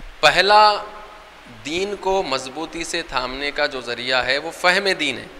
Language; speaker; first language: Urdu; native; Urdu